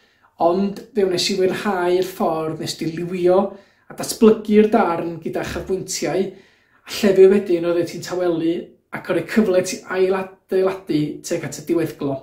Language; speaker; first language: Welsh; native; Welsh